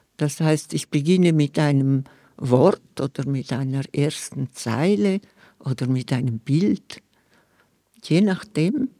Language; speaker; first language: German; non-native, local second language; Romansh